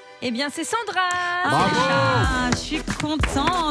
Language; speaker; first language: French; native; French